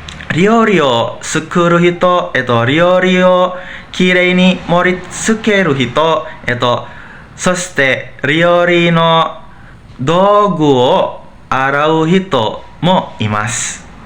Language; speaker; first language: Japanese; non-native, learner; Indonesian